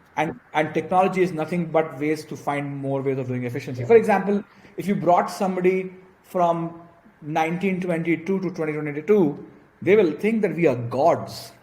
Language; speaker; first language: English; non-native, local second language; Gujarati